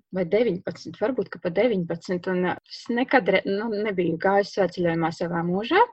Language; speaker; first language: Latvian; native; Latvian